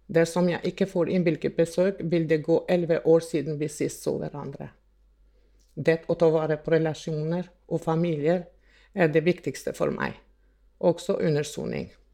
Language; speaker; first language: Norwegian; non-native, fluent; Albanian